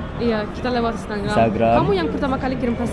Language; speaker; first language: Indonesian; non-native, fluent; Turkish